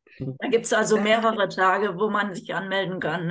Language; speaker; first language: German; native; German